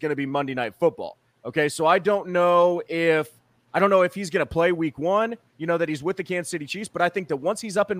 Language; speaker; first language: English; native; English